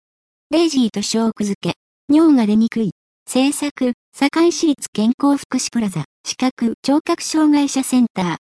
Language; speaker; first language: Japanese; native; Japanese